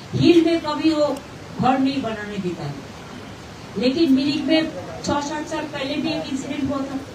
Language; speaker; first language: Hindi; non-native, local second language; Bangla